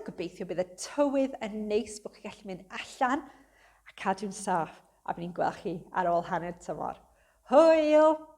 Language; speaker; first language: Welsh; non-native, local second language; English